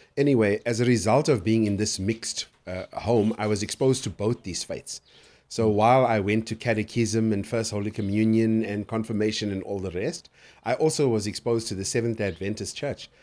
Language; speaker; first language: English; native; English